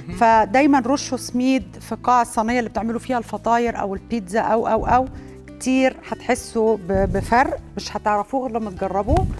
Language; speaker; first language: Arabic; native; Arabic